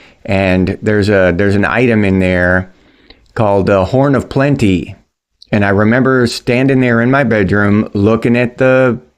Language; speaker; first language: English; native; English